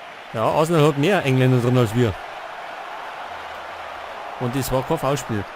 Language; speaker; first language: German; native; German